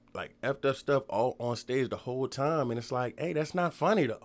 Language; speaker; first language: English; native; English